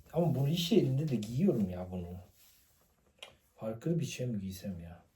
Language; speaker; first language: Turkish; non-native, fluent; Japanese